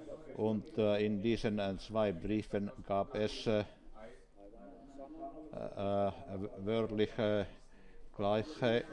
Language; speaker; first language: German; non-native, fluent; Finnish